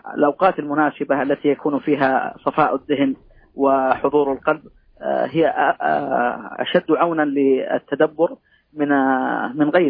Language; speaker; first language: Arabic; native; Arabic